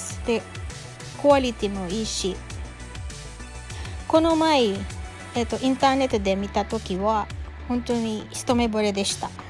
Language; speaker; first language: Japanese; non-native, learner; Filipino